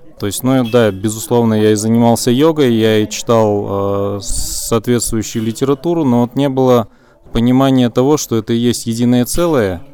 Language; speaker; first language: Russian; native; Russian